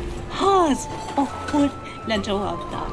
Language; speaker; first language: Hindi; non-native, learner; English